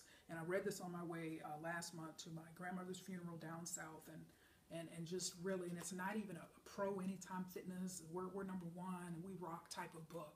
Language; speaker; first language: English; native; English